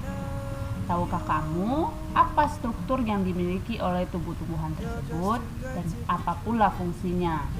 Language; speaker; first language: Indonesian; native; Indonesian